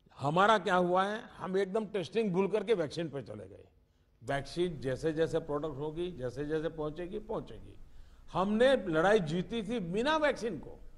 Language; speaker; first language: Hindi; non-native, local second language; Gujarati